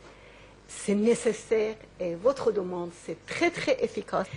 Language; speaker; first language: French; non-native, local second language; Persian